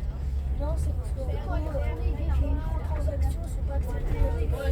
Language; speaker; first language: French; native; French